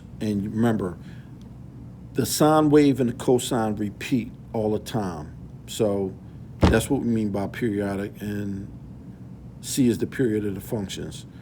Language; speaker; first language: English; native; English